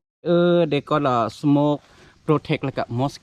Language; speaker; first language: English; non-native, learner; Thai